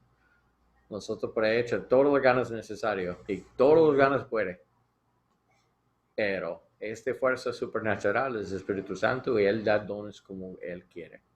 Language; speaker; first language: Spanish; non-native, learner; English